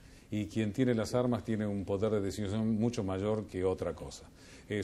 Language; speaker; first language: Spanish; native; Spanish